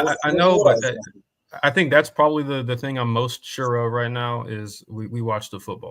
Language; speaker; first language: English; native; English